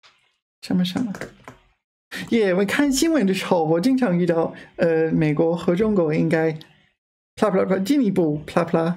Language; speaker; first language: Chinese; non-native, fluent; English